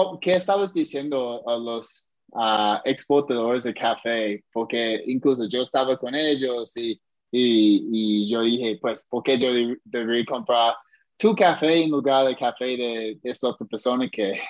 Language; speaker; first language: Spanish; non-native, fluent; English